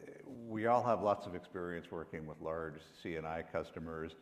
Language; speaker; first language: English; native; English